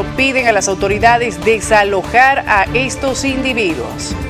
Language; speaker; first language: Spanish; native; Spanish